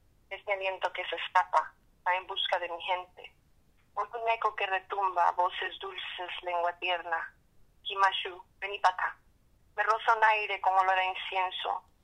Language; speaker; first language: Spanish; early bilingual, heritage; Spanish